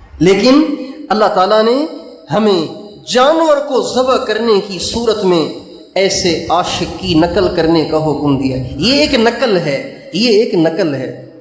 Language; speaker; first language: Urdu; non-native, local second language; Sindhi